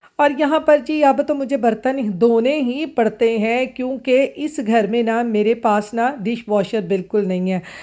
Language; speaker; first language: Urdu; non-native, local second language; Punjabi